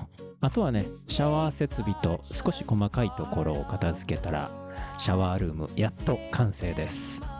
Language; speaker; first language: Japanese; native; Japanese